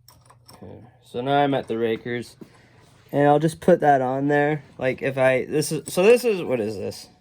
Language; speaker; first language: English; native; English